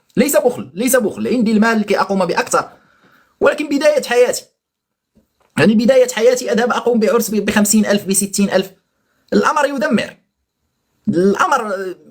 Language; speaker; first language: Arabic; native; Arabic